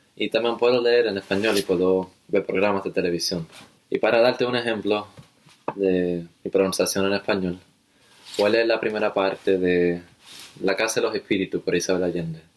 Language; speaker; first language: Spanish; early bilingual, heritage; Spanish